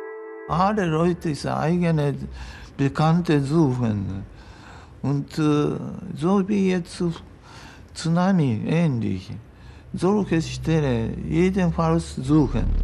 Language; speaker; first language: German; non-native, learner; Japanese